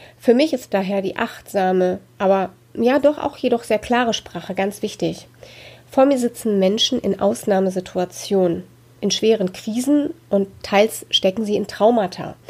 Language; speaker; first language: German; native; German